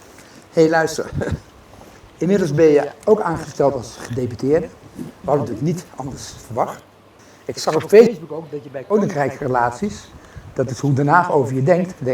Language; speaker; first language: Dutch; native; Dutch